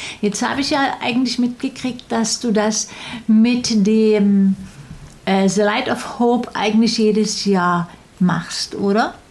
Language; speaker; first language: German; native; German